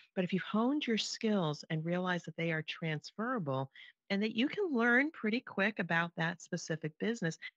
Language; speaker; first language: English; native; English